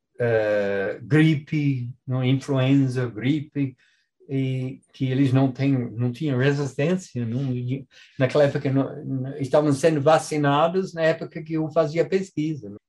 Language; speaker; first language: Portuguese; non-native, fluent; English